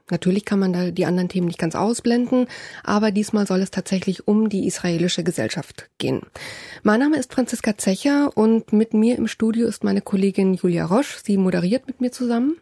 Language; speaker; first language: German; native; German